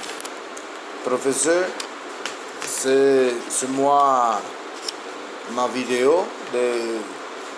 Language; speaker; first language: French; non-native, learner; Spanish